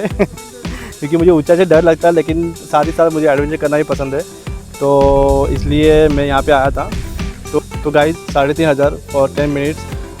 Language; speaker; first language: Hindi; native; Hindi